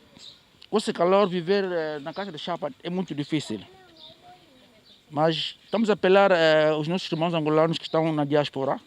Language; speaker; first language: Portuguese; native; Portuguese